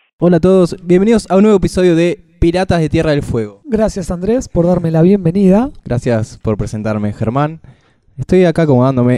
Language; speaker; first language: Spanish; native; Spanish